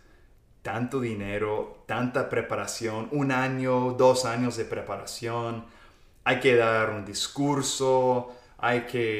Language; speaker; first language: Spanish; non-native, fluent; English